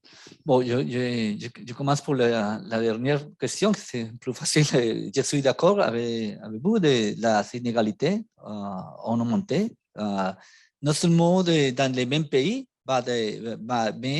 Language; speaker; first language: French; non-native, fluent; Spanish